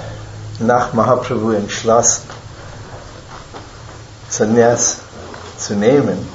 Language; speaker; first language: German; non-native, fluent; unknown